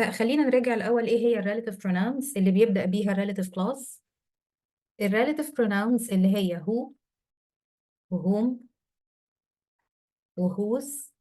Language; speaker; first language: Arabic; native; Arabic